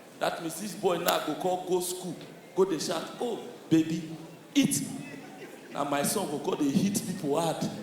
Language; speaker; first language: Nigerian Pidgin; native; Nigerian Pidgin